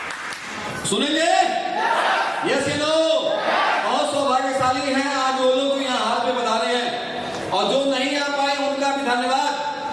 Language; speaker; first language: Hindi; native; Hindi